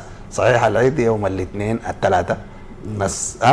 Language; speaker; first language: Arabic; native; Arabic